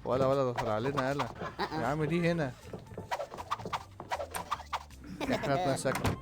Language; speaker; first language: Arabic; native; Arabic